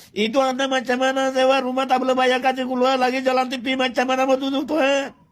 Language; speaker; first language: Malay; non-native, learner; Bangla